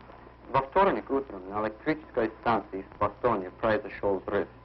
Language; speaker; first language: Russian; non-native, learner; English